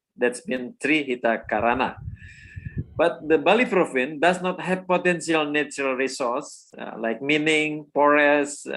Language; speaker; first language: English; non-native, learner; Indonesian